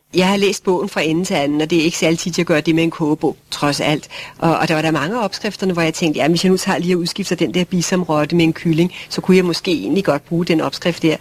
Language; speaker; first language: Danish; native; Danish